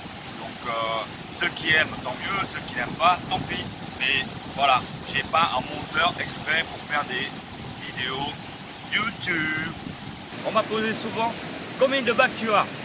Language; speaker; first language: French; early bilingual, other home language; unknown